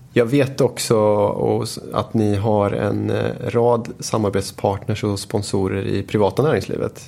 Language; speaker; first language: Swedish; native; Swedish